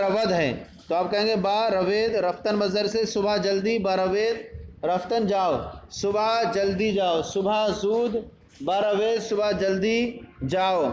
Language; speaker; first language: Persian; non-native, fluent; Urdu